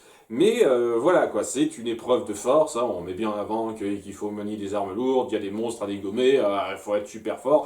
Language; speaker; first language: French; native; French